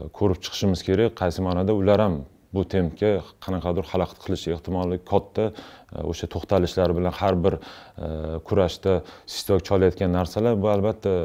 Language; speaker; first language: Uzbek; non-native, local second language; Russian